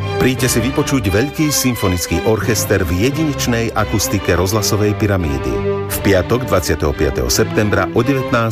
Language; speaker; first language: Slovak; native; Slovak